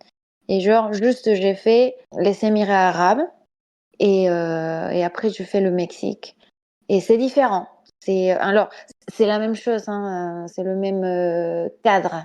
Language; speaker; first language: French; non-native, fluent; Spanish